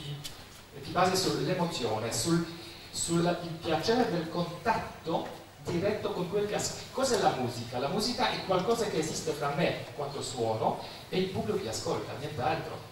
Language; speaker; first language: Italian; non-native, fluent; Polish